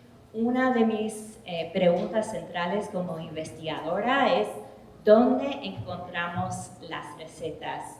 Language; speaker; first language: Spanish; early bilingual, heritage; English